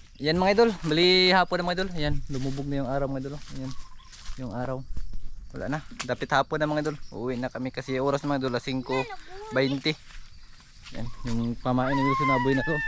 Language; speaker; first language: Filipino; non-native, local second language; Cebuano